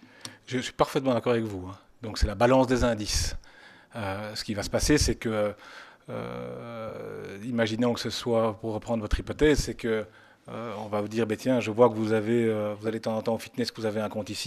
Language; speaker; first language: French; native; French